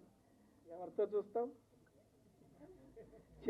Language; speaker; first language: Telugu; native; Telugu